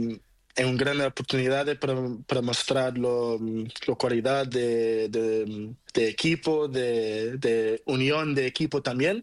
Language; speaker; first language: Spanish; non-native, learner; Portuguese